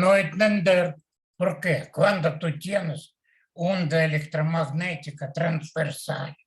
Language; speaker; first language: Spanish; non-native, learner; Portuguese